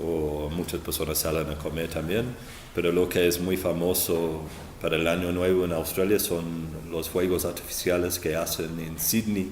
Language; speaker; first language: Spanish; non-native, fluent; English